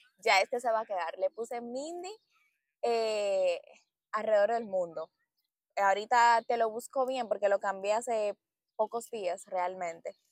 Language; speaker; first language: Spanish; native; Spanish